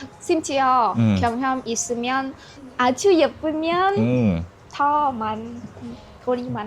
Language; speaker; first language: Korean; non-native, learner; Vietnamese